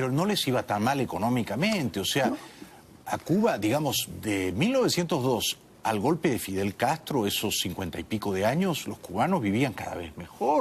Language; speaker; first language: Spanish; native; Spanish